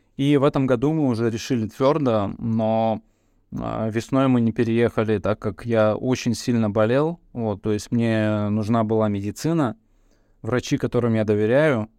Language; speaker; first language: Russian; early bilingual, other home language; Bulgarian